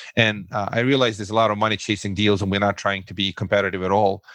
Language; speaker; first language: English; non-native, fluent; Russian